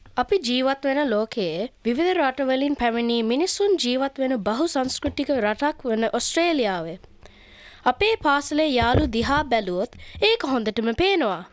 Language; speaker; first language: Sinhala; early bilingual, heritage; Sinhala